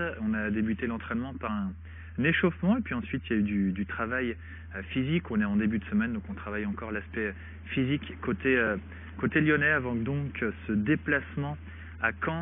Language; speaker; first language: French; native; French